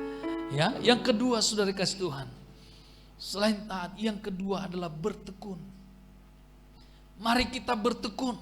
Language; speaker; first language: Indonesian; native; Indonesian